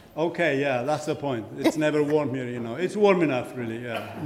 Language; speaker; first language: English; non-native, fluent; Icelandic